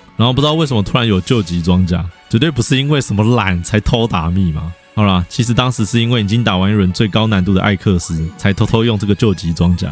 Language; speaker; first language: Chinese; native; Chinese